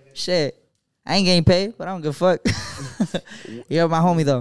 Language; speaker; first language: English; early bilingual, other home language; Spanish